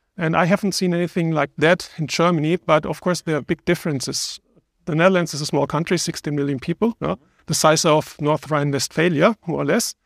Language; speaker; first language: English; non-native, fluent; German